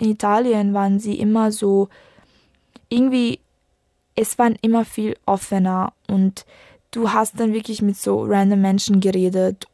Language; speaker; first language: German; early bilingual, other home language; Italian